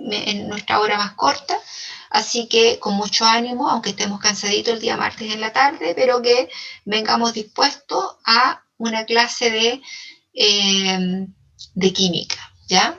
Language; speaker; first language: Spanish; native; Spanish